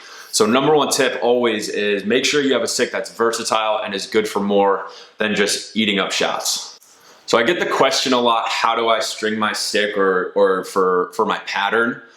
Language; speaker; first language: English; native; English